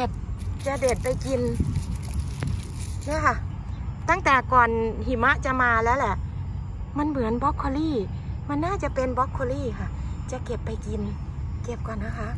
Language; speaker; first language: Thai; native; Thai